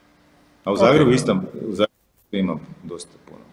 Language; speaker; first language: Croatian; non-native, fluent; Portuguese